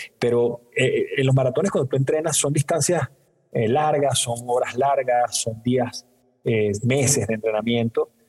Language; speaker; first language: Spanish; native; Spanish